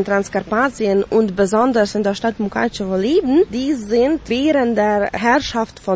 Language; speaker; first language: German; early bilingual, heritage; German